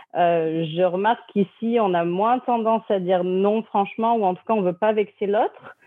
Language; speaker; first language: French; native; French